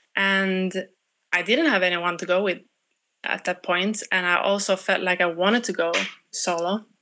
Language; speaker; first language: English; non-native, fluent; Swedish